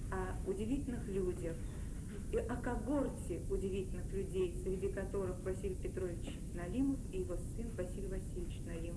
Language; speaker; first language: Russian; native; Russian